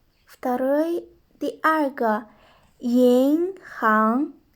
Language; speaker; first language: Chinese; non-native, fluent; Kyrgyz